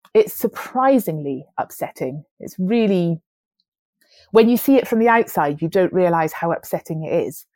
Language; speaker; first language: English; native; English